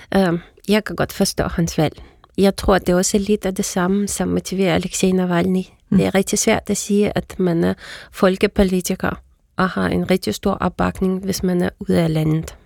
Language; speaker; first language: Danish; non-native, fluent; Russian